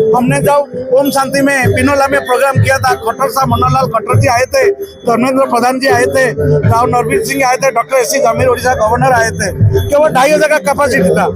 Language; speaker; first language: Hindi; non-native, local second language; Odia